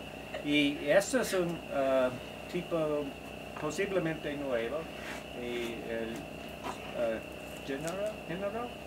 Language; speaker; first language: Spanish; non-native, learner; English